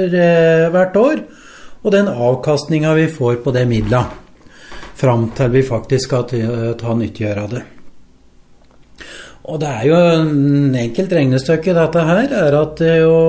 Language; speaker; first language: Norwegian; native; Norwegian